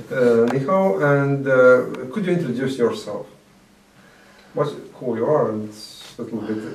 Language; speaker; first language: English; non-native, fluent; Latvian